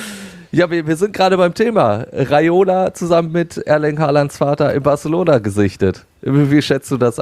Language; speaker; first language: German; native; German